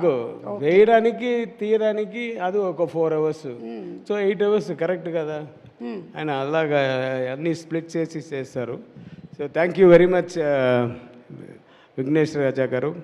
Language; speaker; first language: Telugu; non-native, learner; Tamil